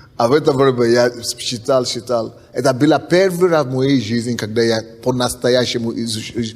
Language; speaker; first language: Russian; non-native, fluent; Yoruba